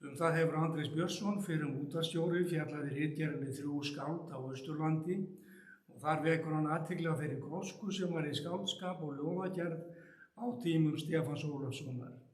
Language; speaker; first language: Icelandic; native; Icelandic